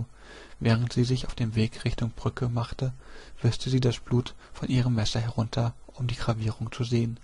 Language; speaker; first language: German; native; German